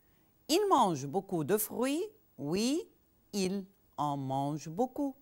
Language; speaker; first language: French; non-native, fluent; Arabic